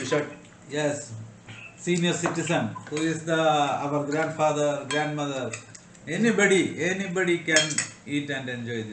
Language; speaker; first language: English; non-native, learner; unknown